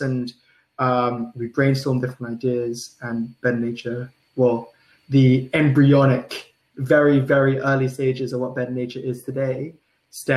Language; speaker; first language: English; non-native, local second language; Cantonese